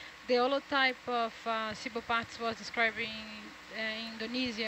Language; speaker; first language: English; non-native, fluent; Portuguese